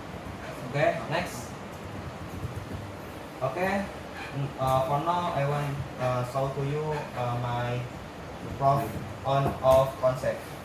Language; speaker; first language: English; non-native, learner; Indonesian